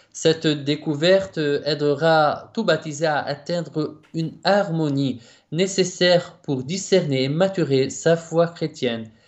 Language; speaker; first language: French; non-native, local second language; Arabic